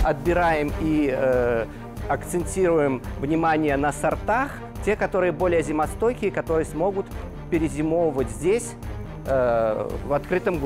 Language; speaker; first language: Russian; native; Russian